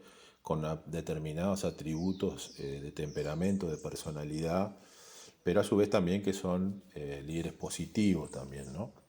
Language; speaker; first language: Spanish; native; Spanish